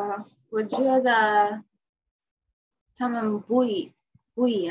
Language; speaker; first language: Chinese; non-native, learner; English